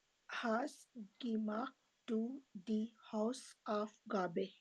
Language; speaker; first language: German; non-native, learner; Urdu